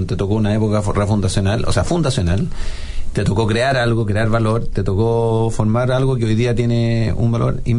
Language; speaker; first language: Spanish; native; Spanish